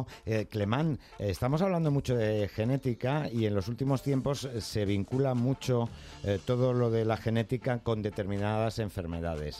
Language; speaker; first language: Spanish; native; Spanish